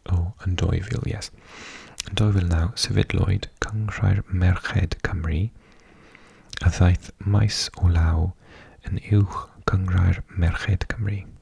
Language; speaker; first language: Welsh; non-native, fluent; English